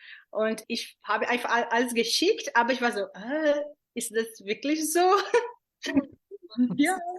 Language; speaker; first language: German; non-native, fluent; Portuguese